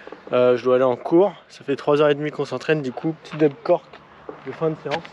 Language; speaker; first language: French; native; French